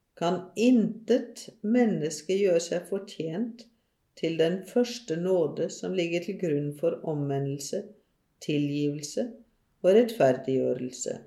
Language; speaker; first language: Norwegian; native; Norwegian